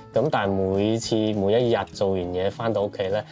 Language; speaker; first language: Cantonese; early bilingual, other home language; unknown